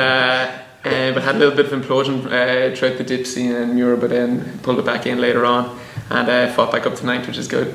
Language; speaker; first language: English; native; English